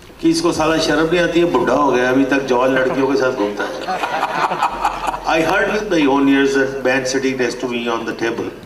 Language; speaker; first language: Hindi; native; Hindi